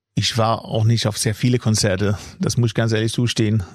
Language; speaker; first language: German; non-native, fluent; Swedish